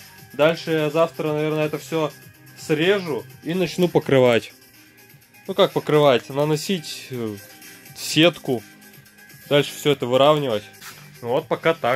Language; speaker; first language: Russian; native; Russian